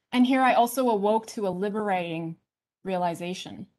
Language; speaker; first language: English; early bilingual, other home language; Chinese